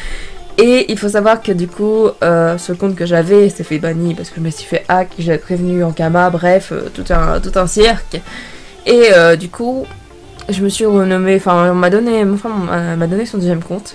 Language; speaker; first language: French; native; French